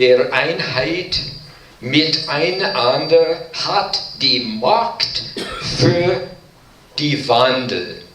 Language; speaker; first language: German; non-native, learner; English